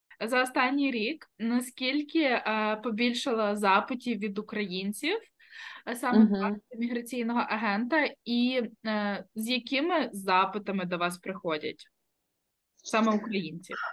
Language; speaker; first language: Ukrainian; native; Ukrainian